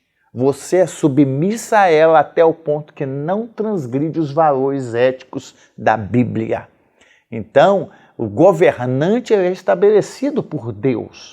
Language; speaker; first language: Portuguese; native; Portuguese